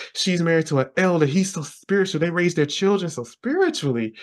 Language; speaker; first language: English; native; English